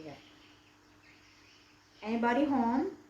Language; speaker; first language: English; non-native, learner; Indonesian